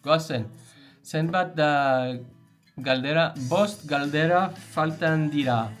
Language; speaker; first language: Basque; non-native, learner; English